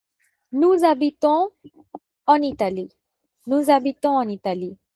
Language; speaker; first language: French; non-native, fluent; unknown